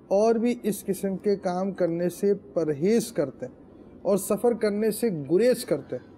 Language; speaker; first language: Urdu; native; Urdu